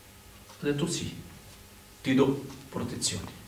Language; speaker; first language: Italian; non-native, fluent; Arabic